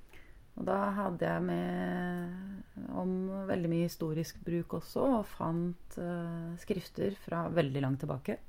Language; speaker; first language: Norwegian; native; Norwegian